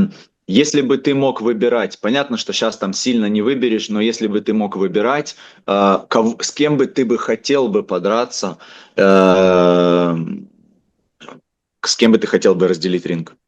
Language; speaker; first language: Russian; native; Russian